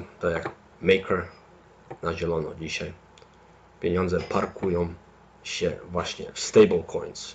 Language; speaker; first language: Polish; early bilingual, heritage; Polish